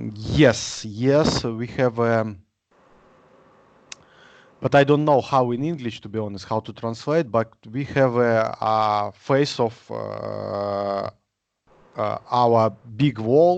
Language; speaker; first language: English; non-native, learner; Russian